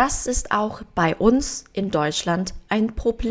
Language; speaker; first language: German; non-native, fluent; Korean